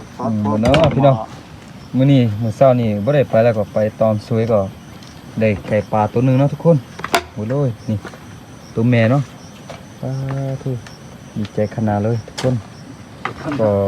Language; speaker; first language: Thai; non-native, local second language; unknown